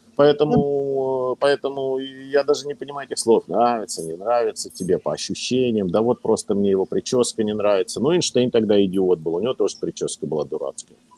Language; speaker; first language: Russian; native; Russian